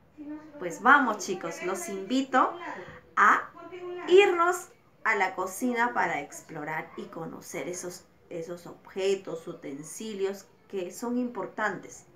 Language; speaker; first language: Spanish; native; Spanish